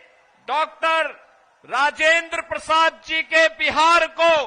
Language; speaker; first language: Hindi; native; Hindi